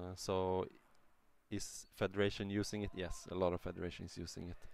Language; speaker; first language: English; non-native, fluent; Swedish